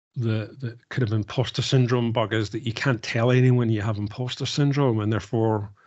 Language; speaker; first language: English; native; English